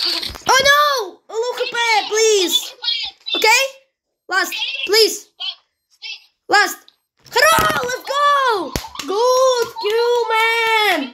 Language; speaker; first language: English; non-native, learner; Russian